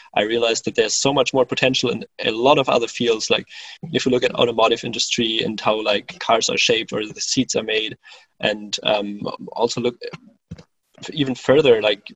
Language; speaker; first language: English; non-native, fluent; German